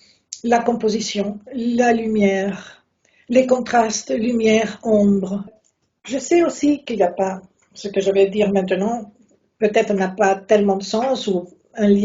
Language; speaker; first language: French; non-native, fluent; Spanish